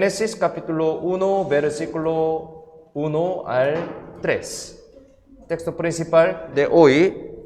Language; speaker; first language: Spanish; non-native, fluent; Korean